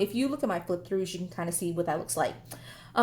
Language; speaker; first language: English; native; English